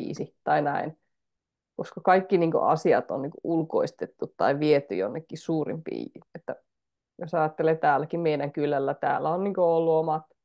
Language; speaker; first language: Finnish; native; Finnish